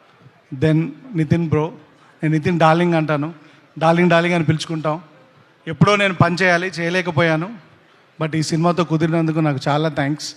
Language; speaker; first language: Telugu; native; Telugu